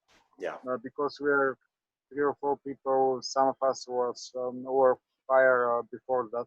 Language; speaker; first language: English; non-native, learner; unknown